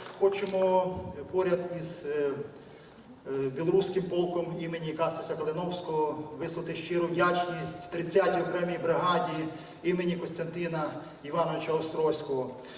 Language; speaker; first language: Ukrainian; native; Ukrainian